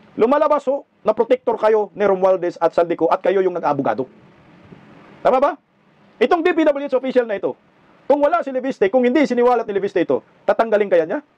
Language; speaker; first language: Filipino; non-native, local second language; Cebuano